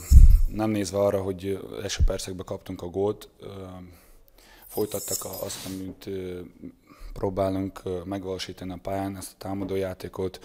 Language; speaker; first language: Hungarian; non-native, fluent; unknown